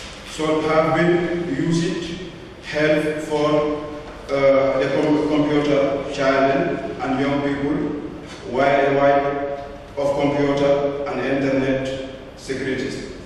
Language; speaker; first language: English; non-native, learner; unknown